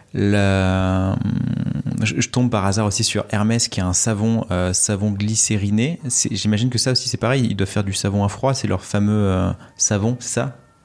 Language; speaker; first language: French; native; French